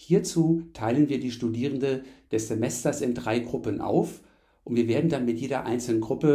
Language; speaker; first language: German; native; German